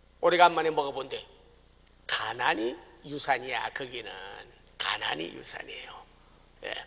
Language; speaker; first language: Korean; native; Korean